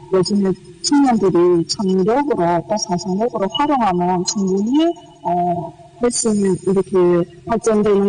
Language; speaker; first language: Korean; early bilingual, heritage; Korean